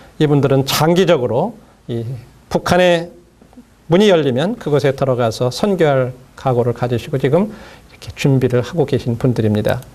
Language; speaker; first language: Korean; native; Korean